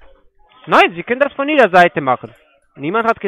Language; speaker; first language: German; non-native, fluent; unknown